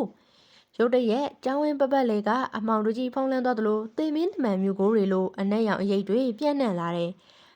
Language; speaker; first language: Burmese; native; Burmese